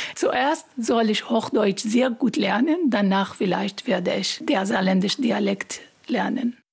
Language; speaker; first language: German; non-native, learner; Arabic